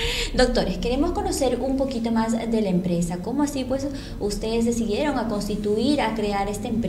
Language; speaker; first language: Spanish; native; Spanish